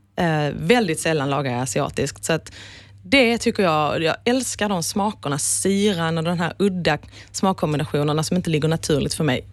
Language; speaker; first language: Swedish; native; Swedish